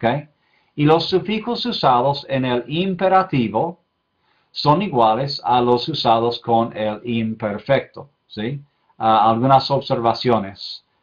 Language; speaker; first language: Spanish; non-native, fluent; English